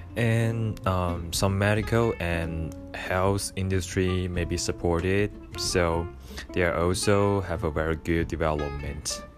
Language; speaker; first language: English; non-native, fluent; Chinese